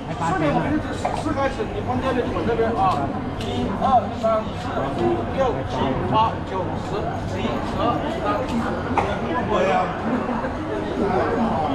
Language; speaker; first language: Chinese; native; Chinese